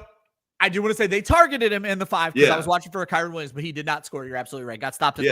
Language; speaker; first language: English; native; English